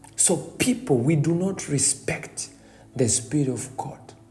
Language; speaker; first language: English; non-native, local second language; Swahili